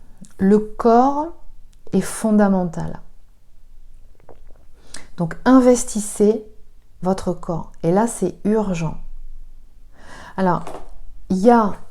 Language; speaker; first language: French; native; French